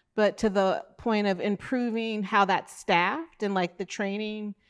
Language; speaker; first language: English; native; English